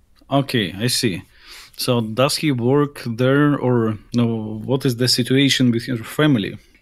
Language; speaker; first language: English; non-native, fluent; Russian